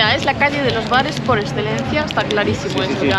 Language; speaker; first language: Spanish; native; Spanish